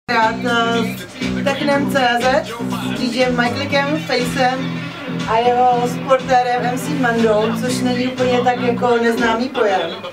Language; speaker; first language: Czech; native; Czech